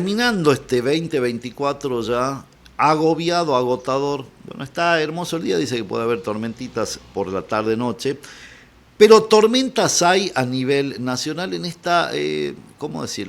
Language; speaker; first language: Spanish; native; Spanish